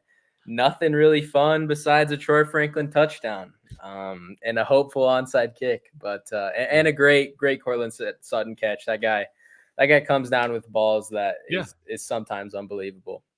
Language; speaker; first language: English; native; English